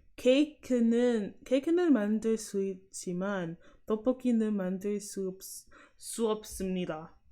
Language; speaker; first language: Korean; non-native, learner; English